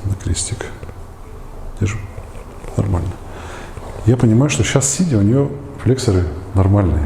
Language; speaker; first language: Russian; native; Russian